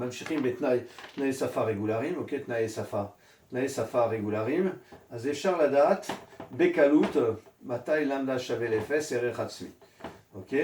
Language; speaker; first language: Hebrew; non-native, fluent; French